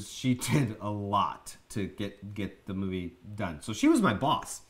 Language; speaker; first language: English; native; English